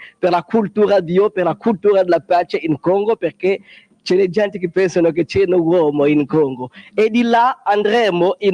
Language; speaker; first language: Italian; non-native, learner; Kongo